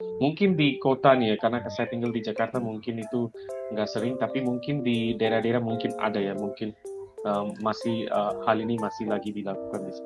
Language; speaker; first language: Indonesian; non-native, fluent; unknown